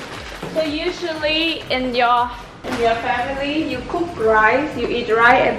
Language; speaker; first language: English; non-native, fluent; Vietnamese